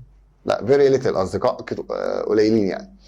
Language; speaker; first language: Arabic; native; Arabic